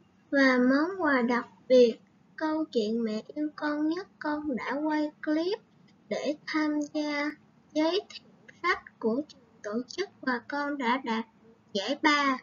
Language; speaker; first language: Vietnamese; native; Vietnamese